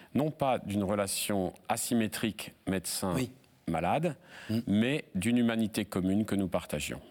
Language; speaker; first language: French; native; French